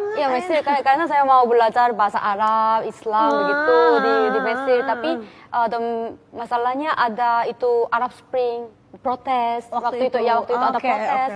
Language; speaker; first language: Indonesian; non-native, fluent; Korean